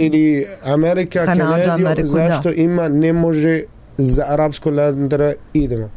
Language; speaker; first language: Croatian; non-native, learner; Arabic